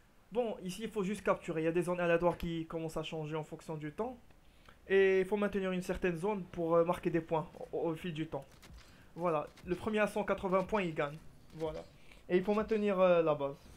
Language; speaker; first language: French; non-native, local second language; Arabic